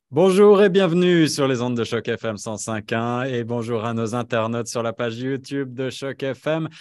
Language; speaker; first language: French; native; French